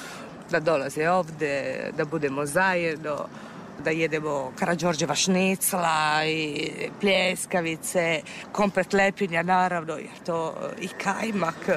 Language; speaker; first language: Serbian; non-native, fluent; Italian